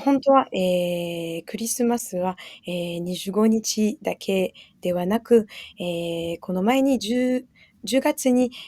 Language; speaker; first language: Japanese; non-native, fluent; French